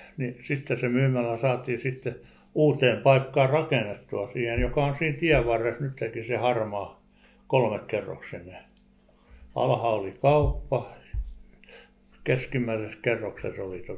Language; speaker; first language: Finnish; native; Finnish